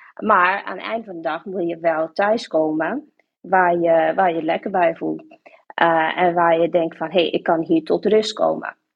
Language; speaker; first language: Dutch; non-native, local second language; English